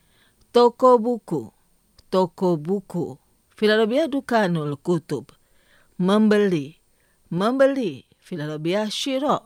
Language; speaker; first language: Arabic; non-native, learner; Indonesian